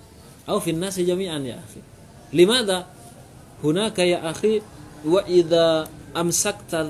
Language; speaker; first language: Arabic; non-native, fluent; Indonesian